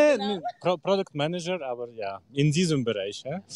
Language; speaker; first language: German; non-native, learner; Russian